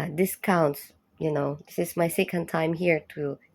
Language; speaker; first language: English; non-native, local second language; Filipino